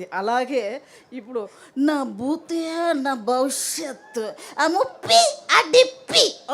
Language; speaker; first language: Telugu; non-native, fluent; Tamil